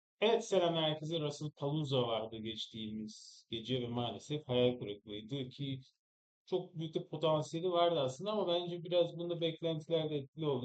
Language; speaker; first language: Turkish; native; Turkish